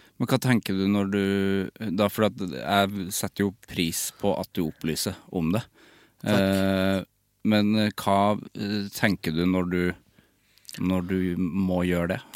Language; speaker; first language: Norwegian; native; Norwegian